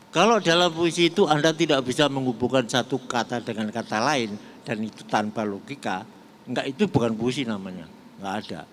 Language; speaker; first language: Indonesian; non-native, local second language; Javanese